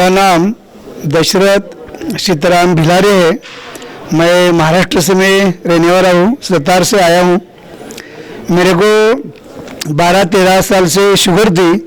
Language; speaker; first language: Hindi; non-native, local second language; Marathi